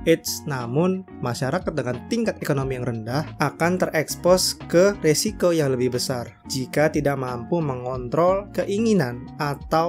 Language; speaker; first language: Indonesian; native; Indonesian